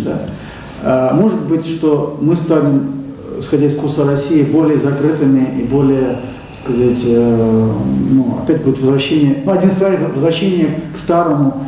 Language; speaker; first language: Russian; native; Russian